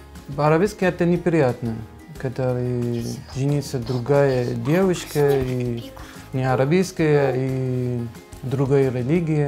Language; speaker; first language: Russian; non-native, learner; Arabic